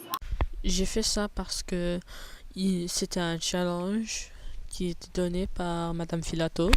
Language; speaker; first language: French; non-native, fluent; English